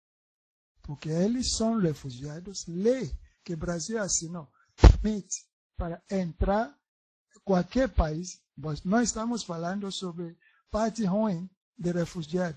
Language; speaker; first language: Portuguese; non-native, learner; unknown